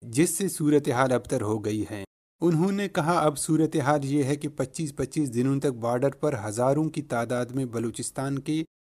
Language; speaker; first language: Urdu; non-native, local second language; Baluchi